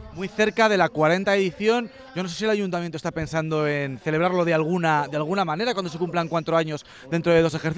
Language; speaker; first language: Spanish; native; Spanish